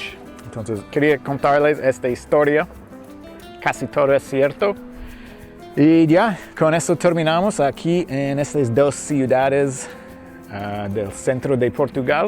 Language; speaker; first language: Spanish; non-native, fluent; English